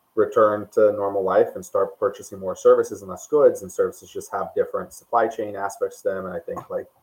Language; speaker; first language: English; non-native, fluent; Portuguese